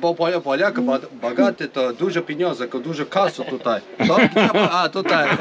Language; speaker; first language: Polish; non-native, learner; Turkish